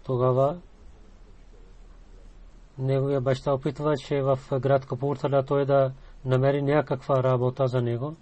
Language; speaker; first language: Bulgarian; non-native, learner; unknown